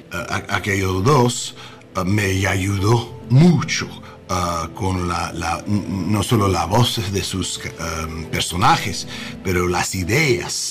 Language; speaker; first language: Spanish; non-native, learner; English